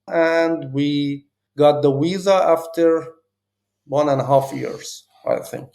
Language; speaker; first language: English; non-native, learner; Persian